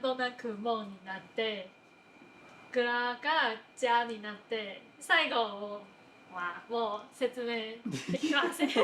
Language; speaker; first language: Japanese; non-native, fluent; Chinese